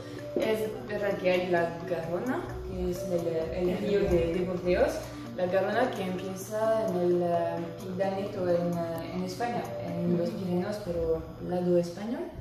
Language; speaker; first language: Spanish; non-native, fluent; French